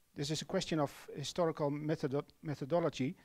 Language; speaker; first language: English; non-native, fluent; Dutch